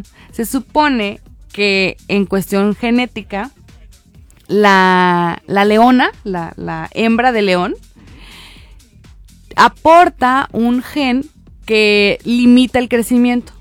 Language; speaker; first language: Spanish; native; Spanish